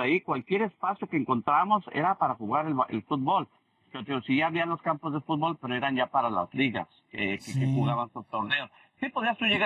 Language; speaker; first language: Spanish; native; Spanish